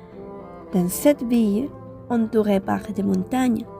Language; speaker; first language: French; non-native, fluent; Spanish